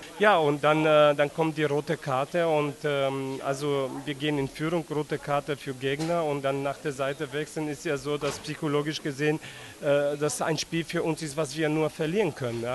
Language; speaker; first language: German; non-native, fluent; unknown